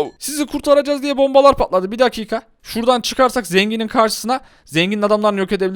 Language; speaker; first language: Turkish; native; Turkish